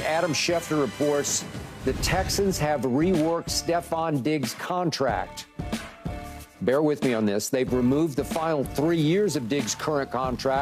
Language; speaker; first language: English; native; English